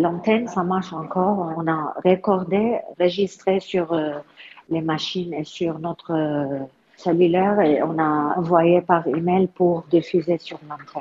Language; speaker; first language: French; non-native, learner; Arabic